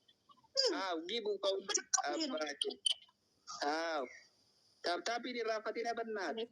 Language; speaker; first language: Amharic; non-native, local second language; Oromo